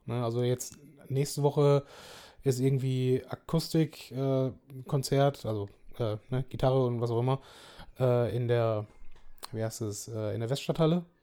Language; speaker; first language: German; native; German